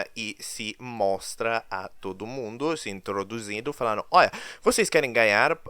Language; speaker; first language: Portuguese; early bilingual, other home language; English